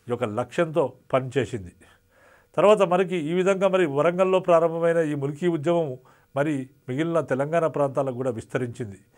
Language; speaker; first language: Telugu; native; Telugu